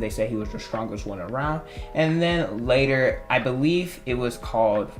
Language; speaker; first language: English; native; English